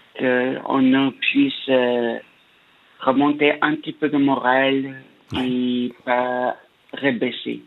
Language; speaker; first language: French; non-native, learner; Portuguese